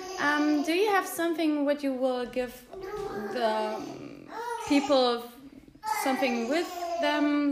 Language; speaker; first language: English; non-native, learner; German